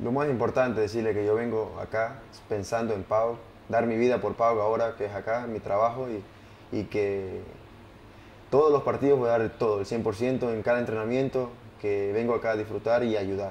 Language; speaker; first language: Spanish; native; Spanish